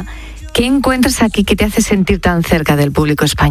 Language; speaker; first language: Spanish; native; Spanish